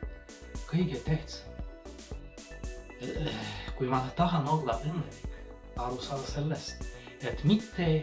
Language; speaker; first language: Estonian; non-native, fluent; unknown